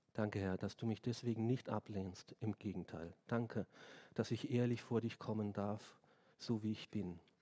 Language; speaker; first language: German; native; German